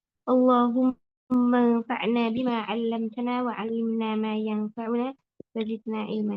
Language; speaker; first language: Arabic; non-native, learner; Indonesian